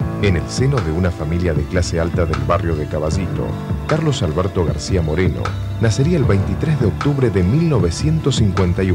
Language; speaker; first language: Spanish; native; Spanish